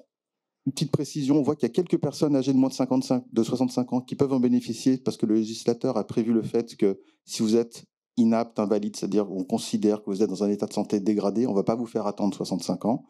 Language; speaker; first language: French; native; French